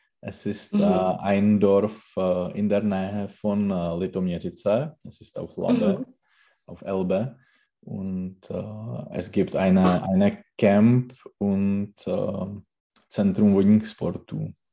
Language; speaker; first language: German; non-native, learner; Czech